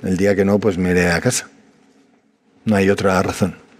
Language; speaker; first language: Spanish; non-native, local second language; Catalan